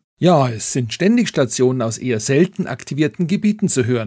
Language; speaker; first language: German; native; German